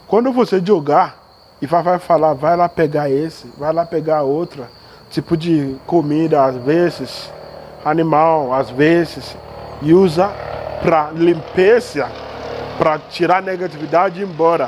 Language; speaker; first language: Portuguese; non-native, learner; Yoruba